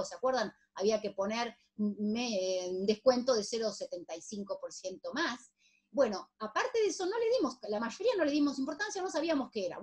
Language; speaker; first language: Spanish; native; Spanish